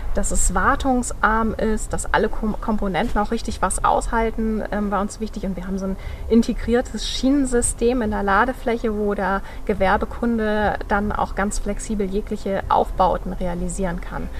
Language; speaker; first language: German; native; German